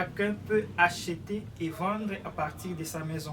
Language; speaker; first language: French; non-native, local second language; Lingala